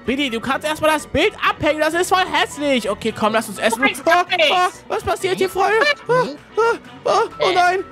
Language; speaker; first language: German; native; German